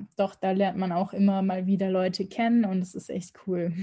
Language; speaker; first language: German; native; German